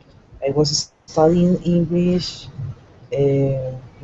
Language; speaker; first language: English; non-native, learner; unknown